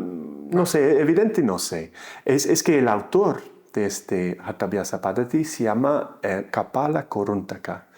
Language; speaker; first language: Spanish; non-native, fluent; English